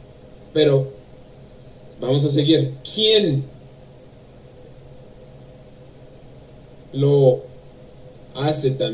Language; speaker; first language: Spanish; non-native, learner; English